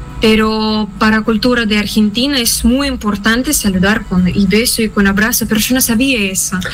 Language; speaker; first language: Spanish; non-native, fluent; Russian